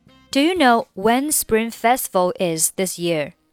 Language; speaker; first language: English; non-native, fluent; Chinese